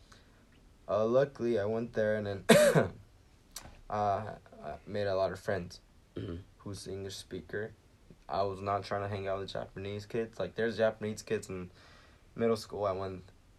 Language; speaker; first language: English; early bilingual, other home language; Japanese